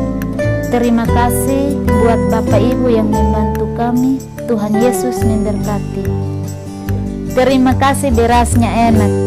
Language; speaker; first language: Indonesian; non-native, local second language; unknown